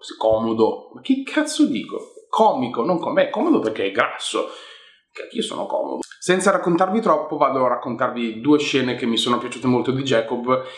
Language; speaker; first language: Italian; native; Italian